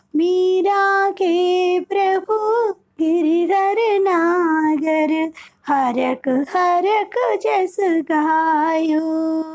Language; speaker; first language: Hindi; non-native, local second language; Telugu